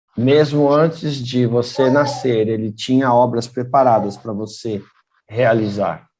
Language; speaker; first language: Portuguese; native; Portuguese